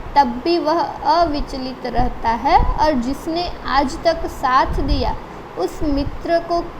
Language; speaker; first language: Hindi; non-native, local second language; Gujarati